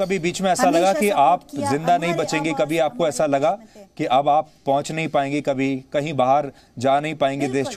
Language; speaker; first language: Hindi; native; Hindi